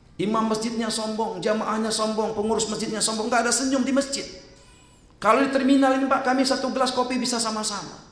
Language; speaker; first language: Indonesian; native; Indonesian